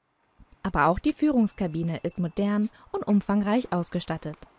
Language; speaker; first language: German; native; German